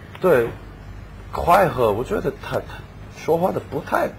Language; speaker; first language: Chinese; non-native, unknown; English